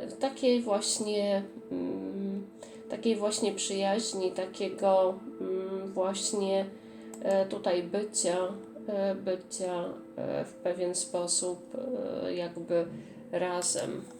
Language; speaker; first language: Polish; native; Polish